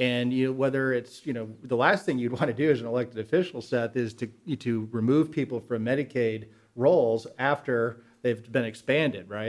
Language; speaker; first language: English; native; English